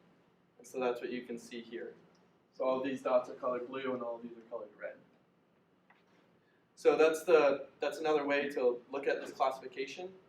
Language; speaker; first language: English; native; English